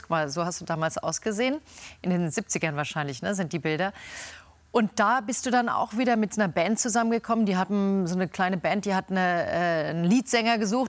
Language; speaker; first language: German; native; German